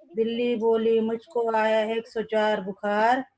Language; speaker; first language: Hindi; non-native, local second language; Marathi